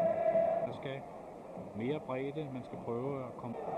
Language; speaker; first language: Danish; native; Danish